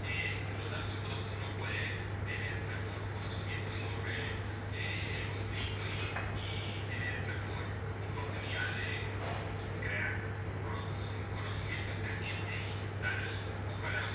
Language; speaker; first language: Spanish; non-native, fluent; English